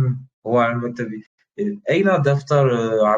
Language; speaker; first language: Arabic; non-native, fluent; French